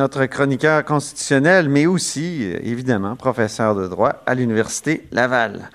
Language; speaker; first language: French; native; French